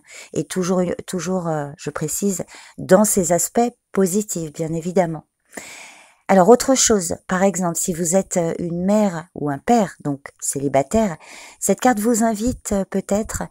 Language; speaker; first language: French; native; French